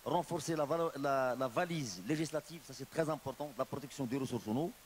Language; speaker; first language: French; non-native, local second language; Arabic